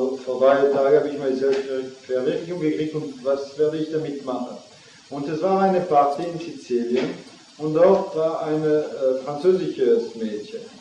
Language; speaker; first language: German; non-native, fluent; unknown